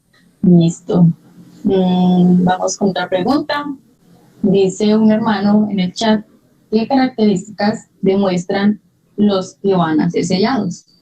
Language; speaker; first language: Spanish; native; Spanish